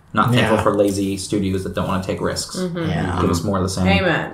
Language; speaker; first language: English; native; English